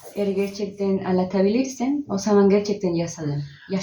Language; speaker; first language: Turkish; non-native, learner; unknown